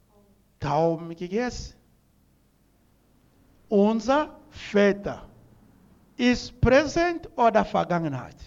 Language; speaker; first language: German; non-native, learner; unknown